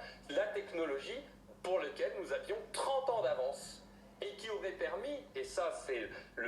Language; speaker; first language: French; native; French